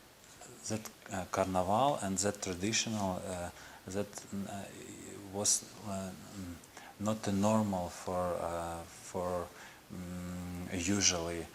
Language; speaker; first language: English; non-native, learner; Ukrainian